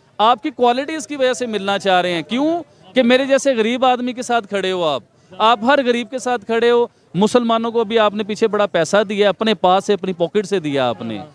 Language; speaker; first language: Urdu; non-native, local second language; Punjabi